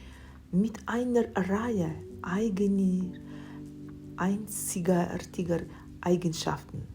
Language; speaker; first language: German; non-native, learner; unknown